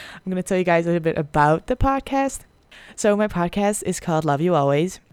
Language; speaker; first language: English; non-native, fluent; Dutch